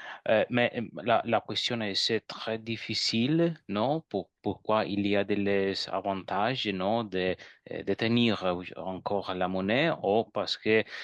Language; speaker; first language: French; non-native, learner; Spanish